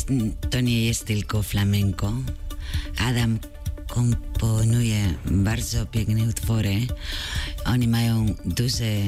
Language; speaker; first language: Polish; non-native, learner; Spanish